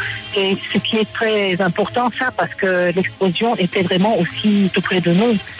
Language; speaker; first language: French; non-native, local second language; Arabic